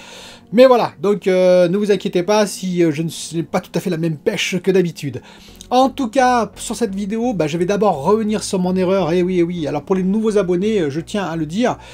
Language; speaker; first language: French; native; French